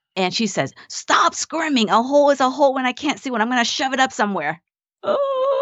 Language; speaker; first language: English; early bilingual, other home language; Vietnamese